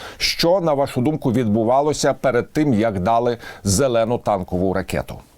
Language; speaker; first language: Ukrainian; native; Ukrainian